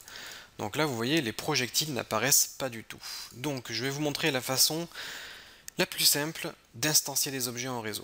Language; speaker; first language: French; native; French